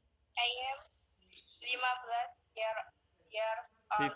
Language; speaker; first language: English; non-native, learner; Indonesian